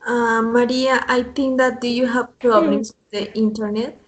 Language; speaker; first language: English; non-native, fluent; Spanish